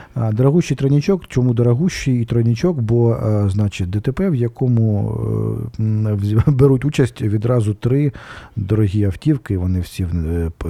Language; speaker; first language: Ukrainian; native; Ukrainian